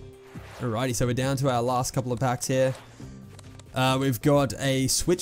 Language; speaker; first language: English; native; English